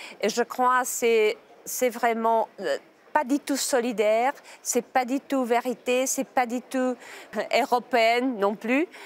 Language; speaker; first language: French; non-native, learner; Czech